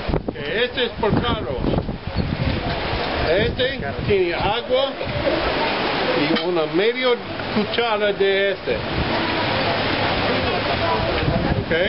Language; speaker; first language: Spanish; non-native, learner; English